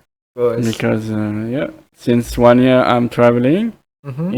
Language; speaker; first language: English; non-native, fluent; French